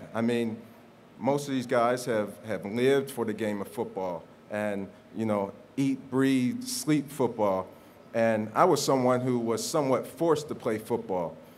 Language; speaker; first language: English; native; English